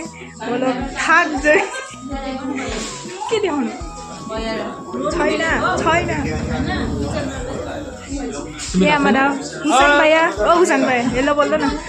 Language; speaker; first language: Hindi; non-native, local second language; Nepali